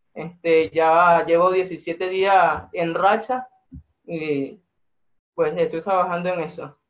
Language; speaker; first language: Spanish; native; Spanish